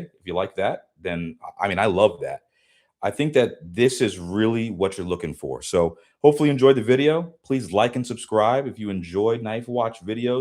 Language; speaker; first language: English; native; English